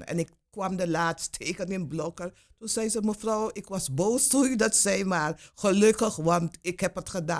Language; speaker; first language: Dutch; non-native, local second language; Papiamento